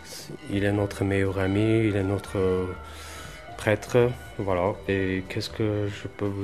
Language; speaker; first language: French; non-native, fluent; Armenian